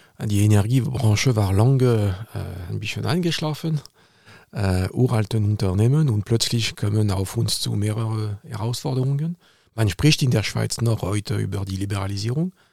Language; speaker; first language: German; non-native, fluent; French